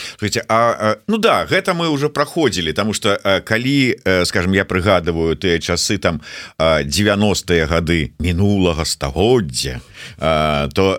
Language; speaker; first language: Belarusian; non-native, local second language; Russian